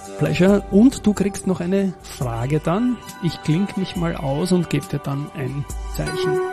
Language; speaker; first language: German; native; German